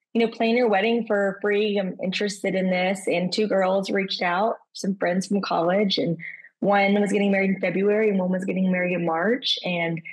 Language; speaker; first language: English; native; English